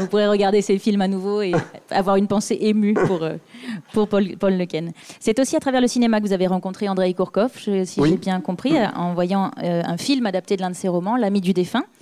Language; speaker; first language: French; native; French